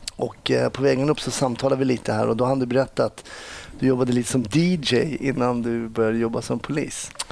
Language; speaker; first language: Swedish; native; Swedish